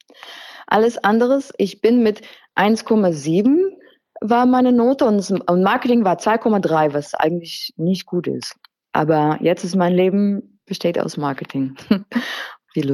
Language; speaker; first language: German; non-native, fluent; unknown